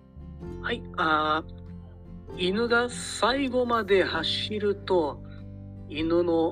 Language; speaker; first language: Japanese; non-native, learner; Portuguese